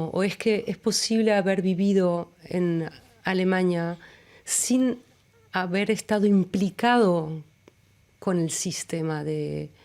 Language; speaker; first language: Spanish; early bilingual, other home language; German